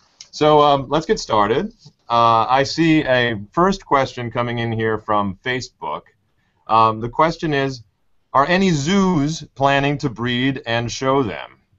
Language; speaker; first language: English; native; English